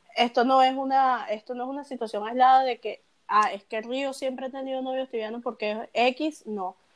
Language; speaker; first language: Spanish; native; Spanish